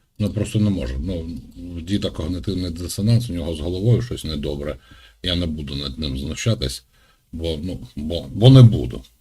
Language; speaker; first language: Ukrainian; non-native, local second language; Russian